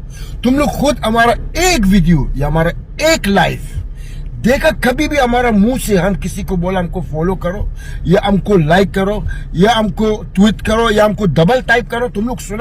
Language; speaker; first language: Hindi; non-native, fluent; Arabic